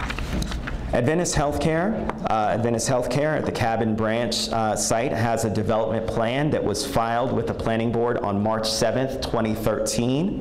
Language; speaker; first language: English; native; English